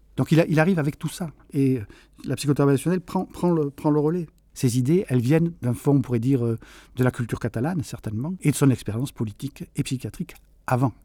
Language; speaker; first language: French; early bilingual, other home language; Catalan